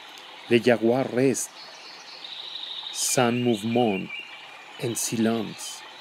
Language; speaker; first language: French; non-native, learner; Spanish